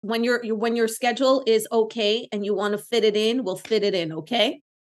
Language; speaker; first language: English; non-native, local second language; French